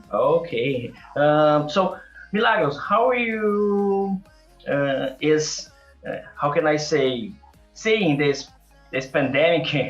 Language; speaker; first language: English; non-native, learner; Portuguese